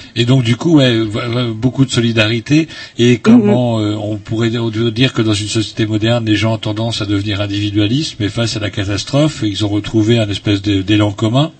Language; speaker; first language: French; native; French